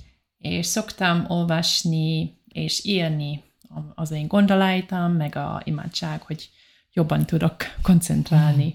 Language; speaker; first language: Hungarian; non-native, learner; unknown